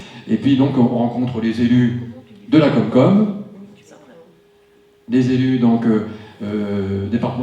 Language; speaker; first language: French; native; French